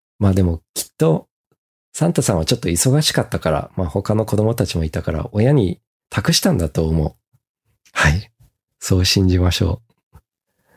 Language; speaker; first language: Japanese; early bilingual, heritage; Japanese